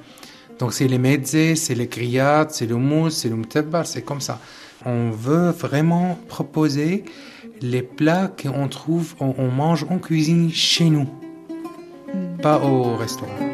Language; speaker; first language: French; non-native, learner; Arabic